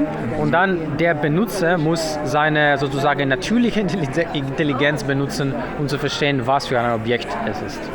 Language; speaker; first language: German; non-native, fluent; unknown